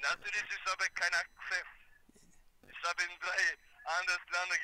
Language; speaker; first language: German; non-native, learner; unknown